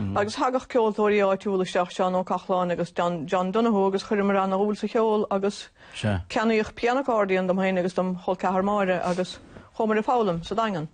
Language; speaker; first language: Irish; native; Irish